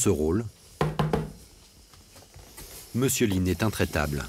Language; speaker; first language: French; native; French